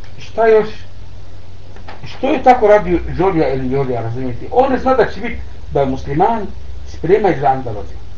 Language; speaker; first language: Bosnian; non-native, learner; Arabic